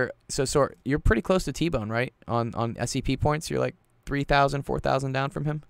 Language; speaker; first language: English; native; English